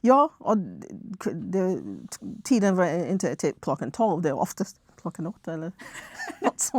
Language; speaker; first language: Swedish; non-native, fluent; English